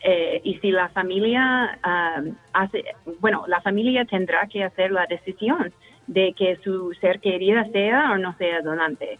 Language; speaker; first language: Spanish; non-native, fluent; English